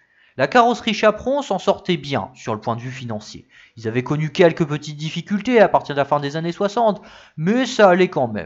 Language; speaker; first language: French; native; French